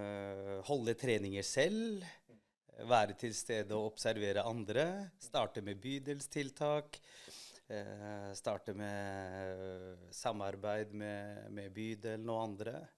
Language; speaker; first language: Norwegian; early bilingual, other home language; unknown